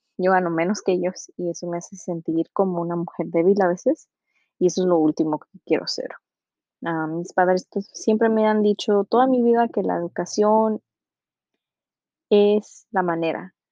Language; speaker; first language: Spanish; early bilingual, heritage; Spanish